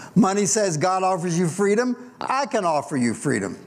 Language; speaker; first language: English; native; English